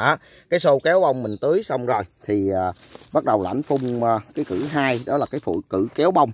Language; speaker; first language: Vietnamese; native; Vietnamese